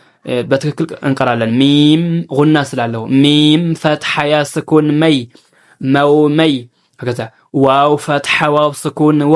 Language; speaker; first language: Arabic; non-native, fluent; Amharic